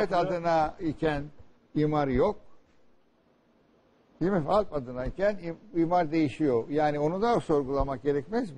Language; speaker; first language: Turkish; native; Turkish